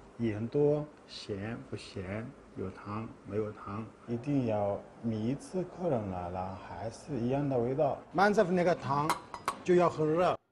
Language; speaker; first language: Chinese; non-native, learner; Arabic